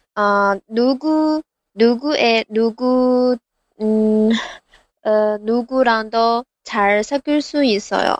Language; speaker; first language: Korean; non-native, learner; Chinese